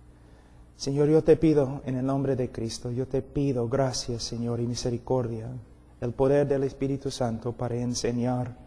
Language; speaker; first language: Spanish; non-native, fluent; English